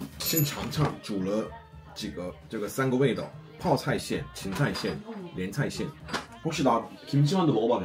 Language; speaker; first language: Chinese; non-native, fluent; Korean